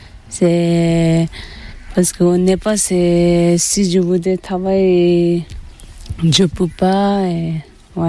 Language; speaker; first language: French; non-native, learner; Tibetan